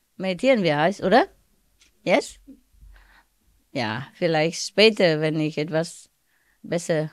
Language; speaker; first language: German; non-native, learner; Vietnamese